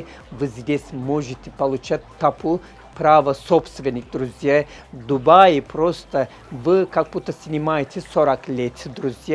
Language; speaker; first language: Russian; non-native, learner; Turkish